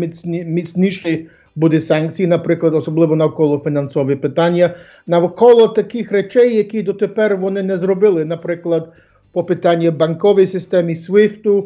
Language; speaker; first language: Ukrainian; early bilingual, heritage; English